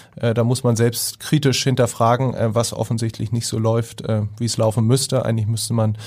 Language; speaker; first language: German; native; German